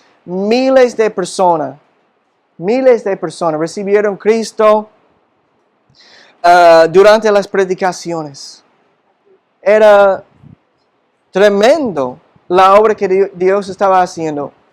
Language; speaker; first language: Spanish; non-native, fluent; English